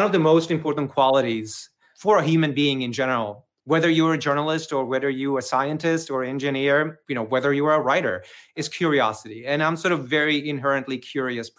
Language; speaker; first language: English; non-native, fluent; Czech